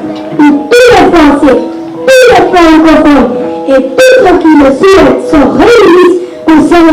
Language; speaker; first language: French; non-native, learner; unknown